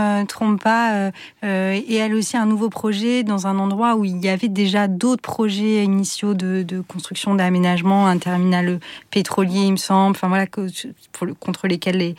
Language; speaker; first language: French; native; French